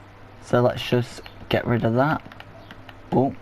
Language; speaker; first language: English; native; English